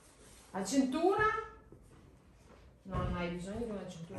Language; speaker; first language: Italian; non-native, fluent; Lithuanian